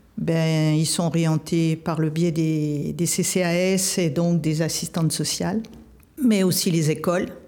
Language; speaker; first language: French; native; French